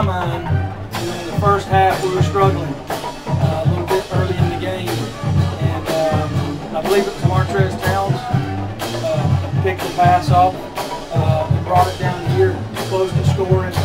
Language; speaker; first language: English; native; English